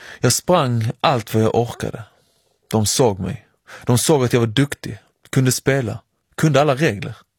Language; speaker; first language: Swedish; early bilingual, other home language; Persian